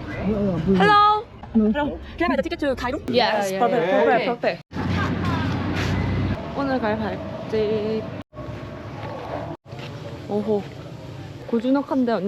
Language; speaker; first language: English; non-native, learner; Korean